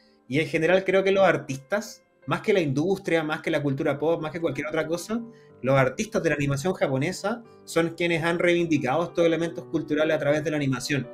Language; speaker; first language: Spanish; native; Spanish